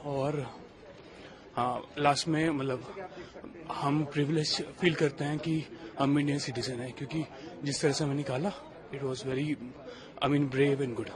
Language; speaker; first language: Hindi; native; Hindi